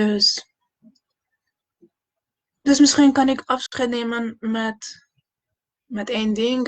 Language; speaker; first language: Dutch; non-native, fluent; Hungarian